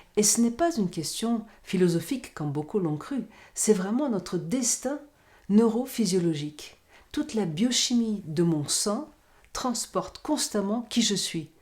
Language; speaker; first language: French; non-native, fluent; Portuguese